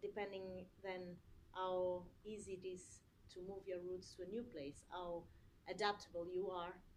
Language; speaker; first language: English; non-native, fluent; Portuguese